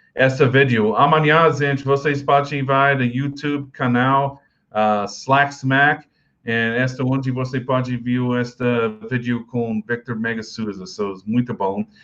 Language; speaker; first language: Portuguese; non-native, learner; English